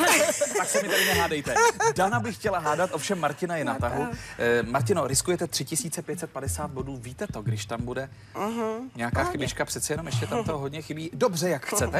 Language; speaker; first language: Czech; native; Czech